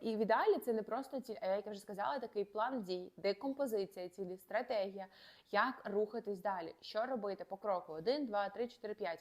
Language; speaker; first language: Ukrainian; native; Ukrainian